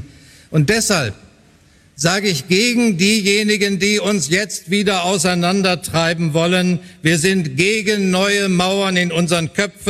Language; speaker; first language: German; native; German